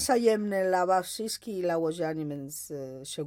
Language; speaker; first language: Polish; non-native, fluent; Spanish